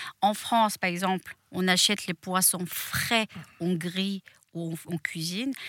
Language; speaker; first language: French; non-native, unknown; Korean